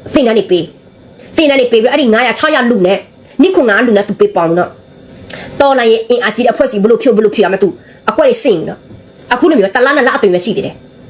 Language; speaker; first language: Burmese; non-native, local second language; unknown